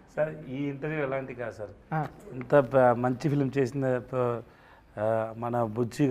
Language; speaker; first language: Telugu; non-native, learner; Tamil